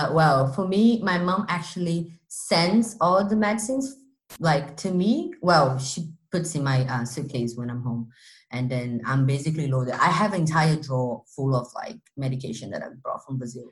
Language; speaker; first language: English; non-native, fluent; Portuguese